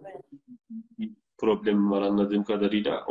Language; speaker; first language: Turkish; native; Turkish